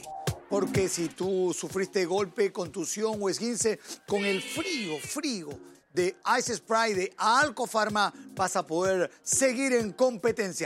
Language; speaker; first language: Spanish; native; Spanish